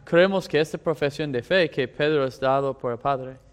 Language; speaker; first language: Spanish; non-native, fluent; English